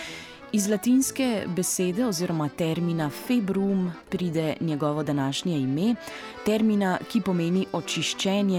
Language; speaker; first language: Slovenian; native; Slovenian